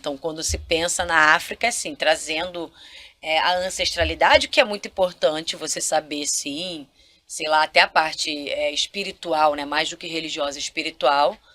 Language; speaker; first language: Portuguese; non-native, local second language; Kabuverdianu